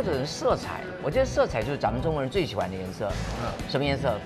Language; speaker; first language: Chinese; native; Chinese